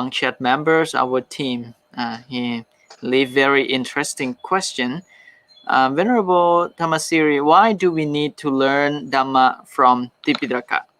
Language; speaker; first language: English; non-native, fluent; Thai